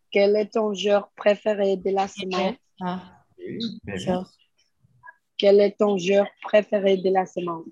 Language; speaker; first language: French; non-native, learner; Spanish